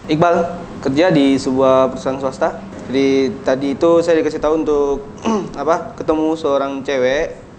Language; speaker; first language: Indonesian; non-native, local second language; Minangkabau